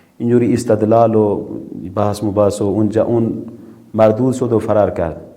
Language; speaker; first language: Persian; non-native, fluent; Urdu